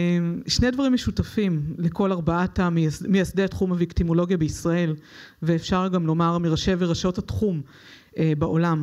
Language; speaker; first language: Hebrew; native; Hebrew